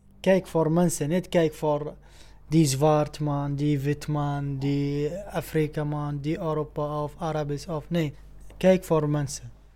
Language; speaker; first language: Dutch; non-native, learner; Arabic